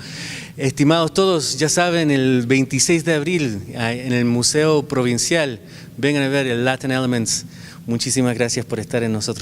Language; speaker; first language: Spanish; native; Spanish